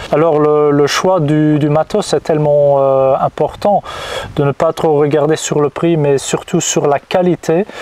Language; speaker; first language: French; non-native, local second language; Dutch